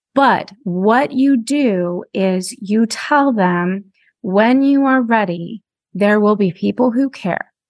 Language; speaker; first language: English; native; English